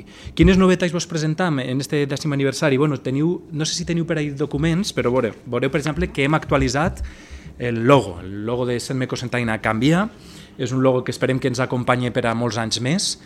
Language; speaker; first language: Catalan; native; Catalan